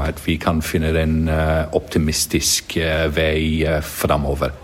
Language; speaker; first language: Norwegian; non-native, learner; English